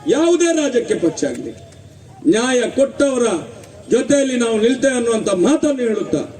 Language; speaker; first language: Kannada; non-native, local second language; Tulu